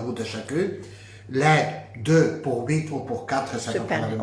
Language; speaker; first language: French; non-native, fluent; Spanish